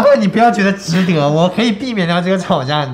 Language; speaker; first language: Chinese; native; Chinese